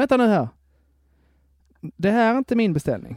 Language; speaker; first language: Swedish; native; Swedish